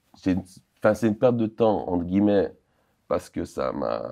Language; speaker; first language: French; native; French